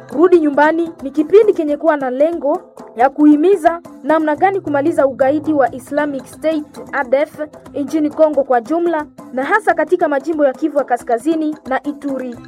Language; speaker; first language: Swahili; non-native, local second language; Nande